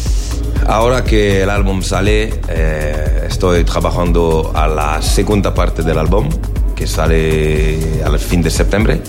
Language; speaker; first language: Spanish; non-native, learner; French